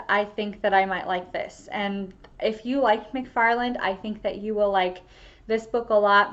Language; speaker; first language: English; native; English